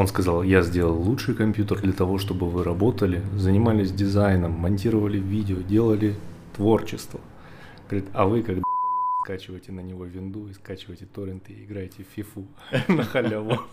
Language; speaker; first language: Russian; native; Russian